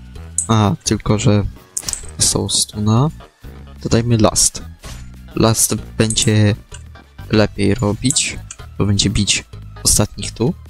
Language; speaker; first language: Polish; native; Polish